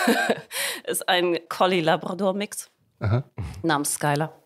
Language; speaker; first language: German; native; German